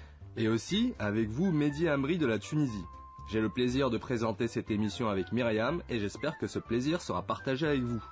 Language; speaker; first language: French; non-native, local second language; Arabic